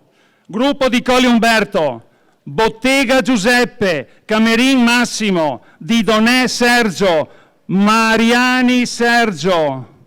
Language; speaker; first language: Italian; native; Italian